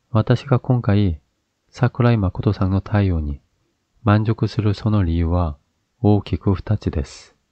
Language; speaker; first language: Japanese; non-native, fluent; Korean